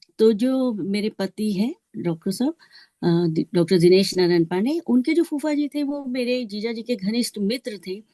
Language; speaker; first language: Hindi; native; Hindi